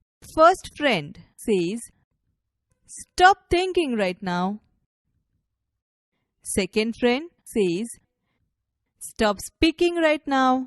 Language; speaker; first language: English; non-native, local second language; Gujarati